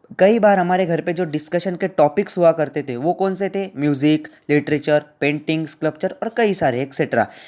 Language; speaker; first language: Hindi; non-native, local second language; Marathi